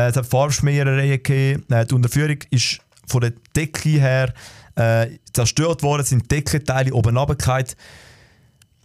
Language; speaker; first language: German; native; German